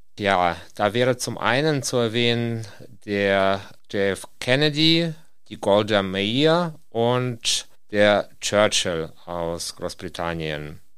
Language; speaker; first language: German; non-native, fluent; Russian